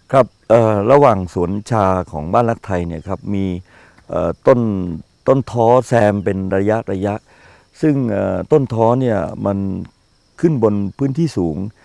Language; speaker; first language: Thai; native; Thai